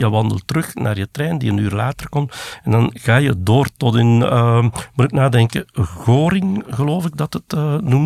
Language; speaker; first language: Dutch; native; Dutch